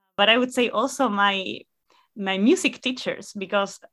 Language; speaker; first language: English; non-native, fluent; Spanish